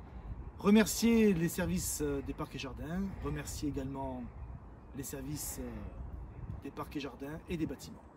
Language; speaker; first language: French; native; French